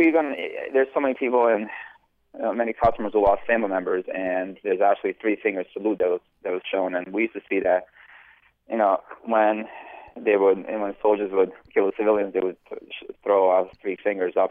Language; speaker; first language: English; early bilingual, other home language; Bosnian